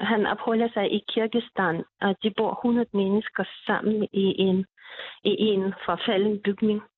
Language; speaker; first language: Danish; non-native, fluent; Russian